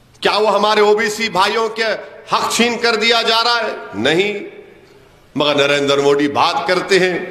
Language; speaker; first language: Urdu; native; Urdu